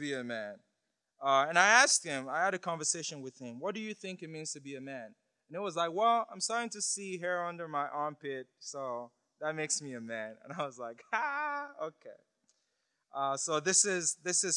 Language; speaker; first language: English; non-native, local second language; Yoruba